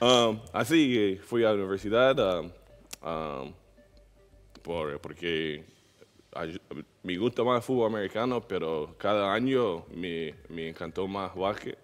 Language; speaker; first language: Spanish; non-native, learner; English